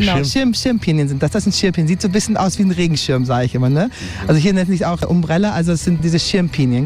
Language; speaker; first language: German; native; German